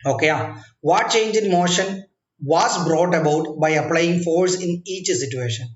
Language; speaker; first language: English; non-native, local second language; Malayalam